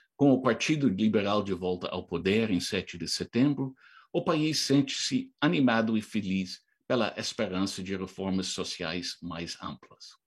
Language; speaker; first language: Portuguese; non-native, fluent; English